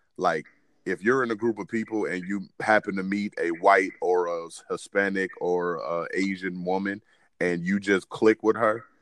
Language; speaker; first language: English; native; English